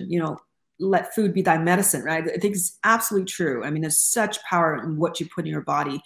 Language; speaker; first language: English; non-native, fluent; Chinese